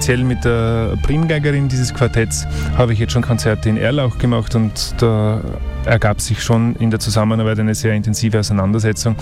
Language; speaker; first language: German; native; German